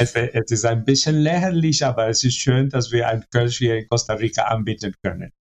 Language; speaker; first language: German; non-native, fluent; Spanish